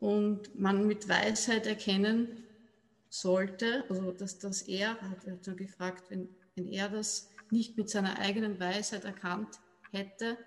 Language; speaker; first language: German; native; German